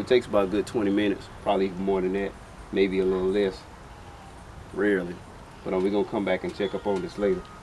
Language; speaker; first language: English; native; English